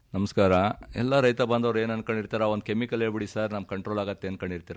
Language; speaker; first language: Kannada; native; Kannada